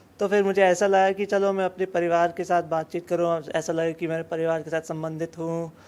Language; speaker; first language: Hindi; early bilingual, heritage; Hindi